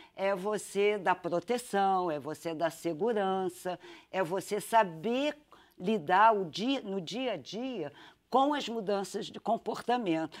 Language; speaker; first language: Portuguese; native; Portuguese